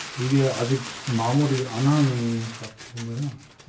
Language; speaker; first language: Korean; non-native, learner; German